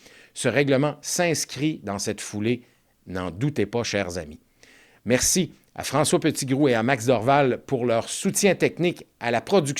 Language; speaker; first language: French; native; French